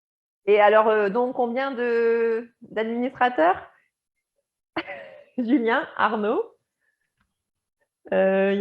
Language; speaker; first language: French; native; French